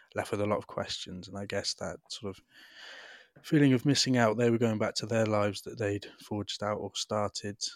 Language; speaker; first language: English; native; English